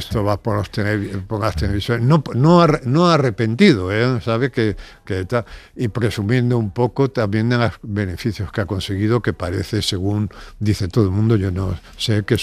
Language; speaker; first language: Spanish; native; Spanish